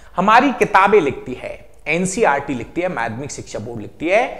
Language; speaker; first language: Hindi; native; Hindi